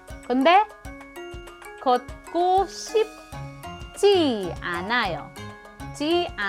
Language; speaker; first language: Korean; non-native, fluent; Filipino